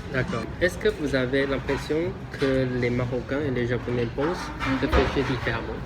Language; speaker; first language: French; non-native, learner; Chinese